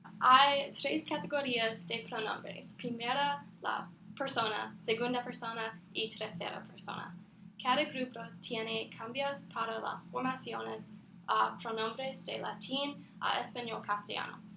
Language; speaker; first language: Spanish; non-native, learner; English